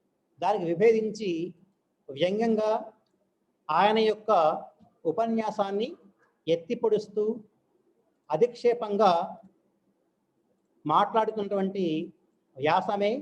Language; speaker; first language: Telugu; native; Telugu